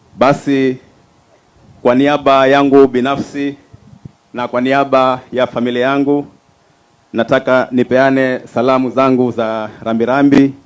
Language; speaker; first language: Swahili; non-native, local second language; Giryama